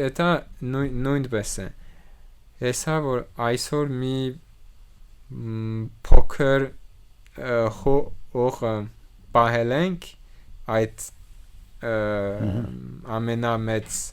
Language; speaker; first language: Armenian; non-native, learner; French